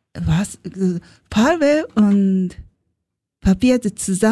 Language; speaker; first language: German; non-native, learner; Japanese